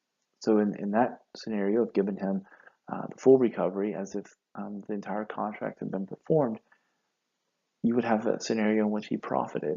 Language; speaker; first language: English; native; English